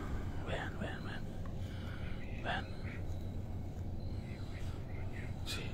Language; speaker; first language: Spanish; native; Spanish